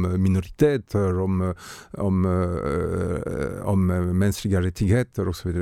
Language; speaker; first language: Swedish; non-native, fluent; French